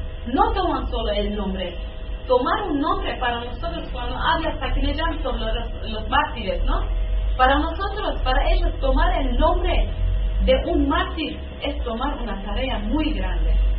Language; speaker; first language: Spanish; non-native, learner; Kurdish